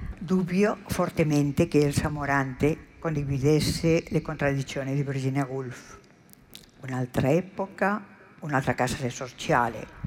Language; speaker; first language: Italian; non-native, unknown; Spanish